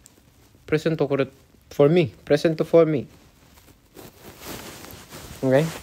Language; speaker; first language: Japanese; non-native, learner; English